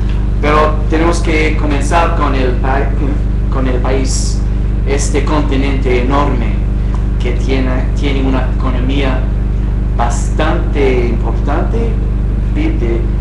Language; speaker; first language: Spanish; non-native, fluent; English